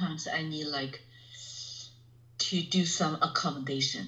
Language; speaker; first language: English; non-native, fluent; Chinese